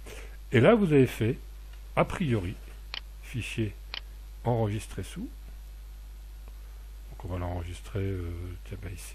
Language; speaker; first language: French; native; French